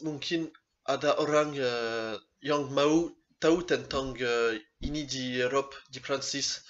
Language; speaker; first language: Indonesian; non-native, learner; French